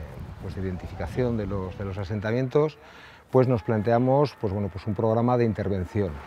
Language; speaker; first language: Spanish; native; Spanish